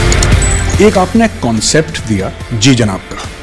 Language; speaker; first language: Hindi; native; Hindi